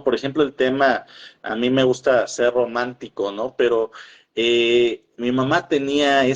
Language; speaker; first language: Spanish; native; Spanish